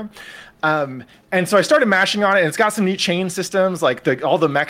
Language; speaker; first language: English; native; English